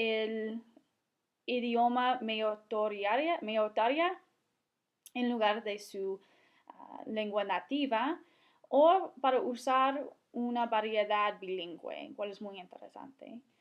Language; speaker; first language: Spanish; non-native, fluent; English